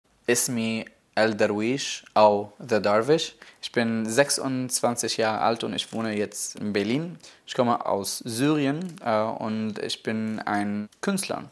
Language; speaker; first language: German; non-native, fluent; Arabic